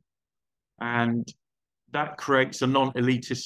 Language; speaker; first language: English; native; English